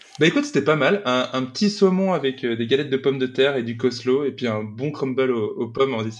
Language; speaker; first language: French; native; French